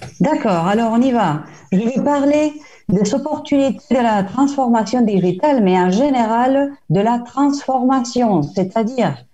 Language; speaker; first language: French; non-native, fluent; Spanish